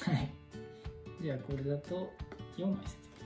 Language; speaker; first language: Japanese; native; Japanese